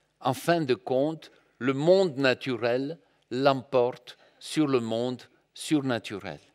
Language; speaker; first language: French; non-native, fluent; Bulgarian